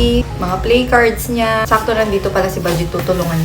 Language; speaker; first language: Filipino; native; Filipino